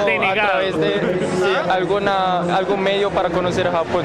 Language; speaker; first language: Spanish; non-native, learner; Japanese